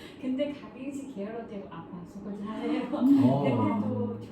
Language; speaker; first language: Korean; non-native, learner; Chinese